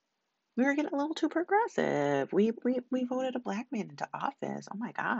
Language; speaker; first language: English; native; English